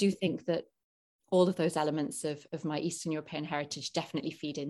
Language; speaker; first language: English; native; English